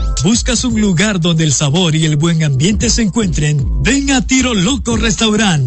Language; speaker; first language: Spanish; native; Spanish